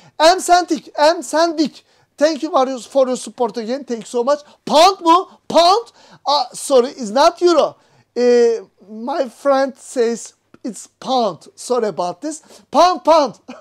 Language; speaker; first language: English; non-native, learner; Turkish